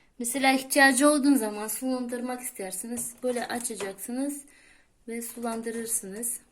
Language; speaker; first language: Turkish; non-native, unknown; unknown